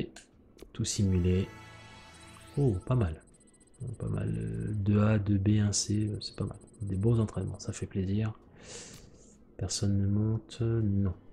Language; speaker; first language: French; native; French